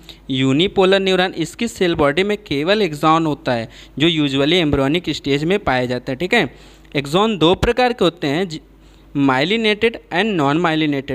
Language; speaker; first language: Hindi; native; Hindi